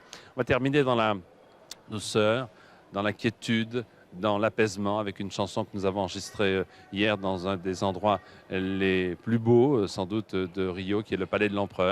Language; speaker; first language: French; native; French